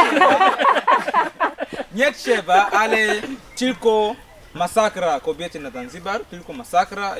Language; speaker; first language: Polish; non-native, learner; Swahili